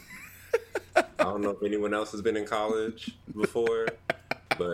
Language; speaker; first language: English; native; English